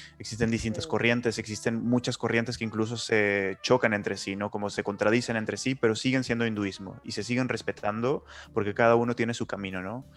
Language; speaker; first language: Spanish; native; Spanish